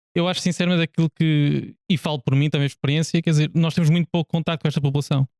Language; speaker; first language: Portuguese; native; Portuguese